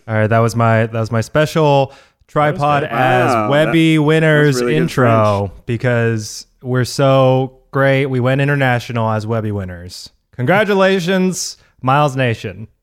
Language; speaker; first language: English; native; English